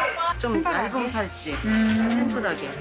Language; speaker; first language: Korean; native; Korean